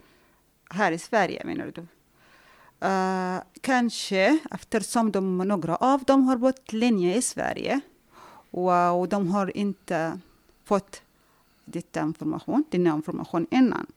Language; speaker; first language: Swedish; non-native, fluent; Arabic